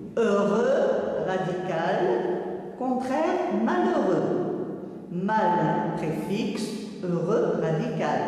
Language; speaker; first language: French; non-native, local second language; Arabic